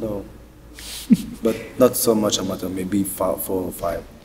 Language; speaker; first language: English; non-native, learner; French